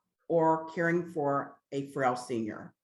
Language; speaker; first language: English; native; English